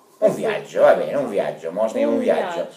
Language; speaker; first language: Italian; non-native, learner; Russian